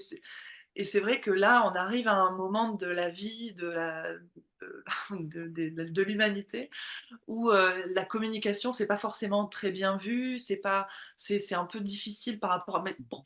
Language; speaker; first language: French; native; French